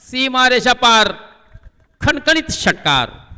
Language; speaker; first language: Hindi; non-native, local second language; Marathi